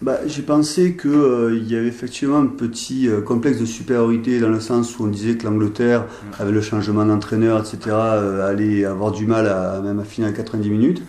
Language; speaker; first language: French; native; French